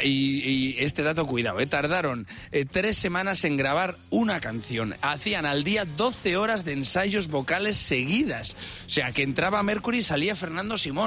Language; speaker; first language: Spanish; native; Spanish